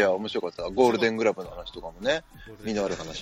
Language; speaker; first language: Japanese; native; Japanese